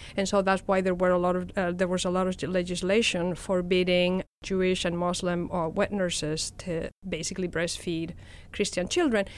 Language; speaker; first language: English; non-native, fluent; Spanish